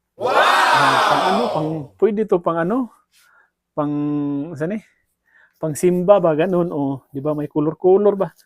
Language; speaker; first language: Filipino; non-native, local second language; Cebuano